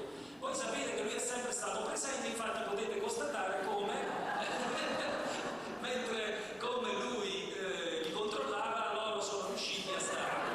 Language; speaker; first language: Italian; native; Italian